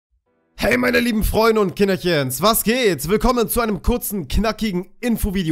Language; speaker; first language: German; native; German